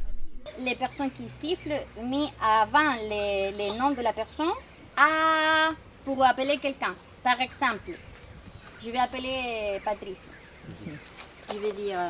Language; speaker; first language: French; non-native, fluent; Spanish